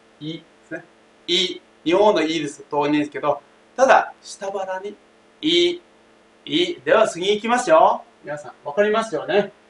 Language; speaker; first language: Japanese; non-native, fluent; Thai